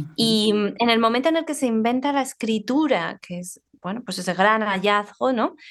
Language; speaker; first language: Spanish; native; Spanish